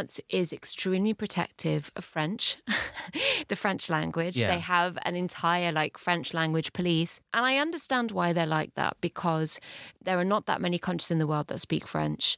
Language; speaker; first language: English; early bilingual, heritage; English